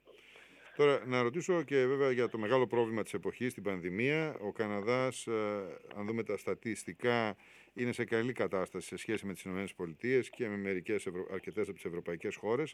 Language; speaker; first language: Greek; native; Greek